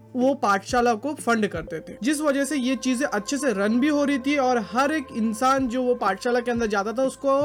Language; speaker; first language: Hindi; native; Hindi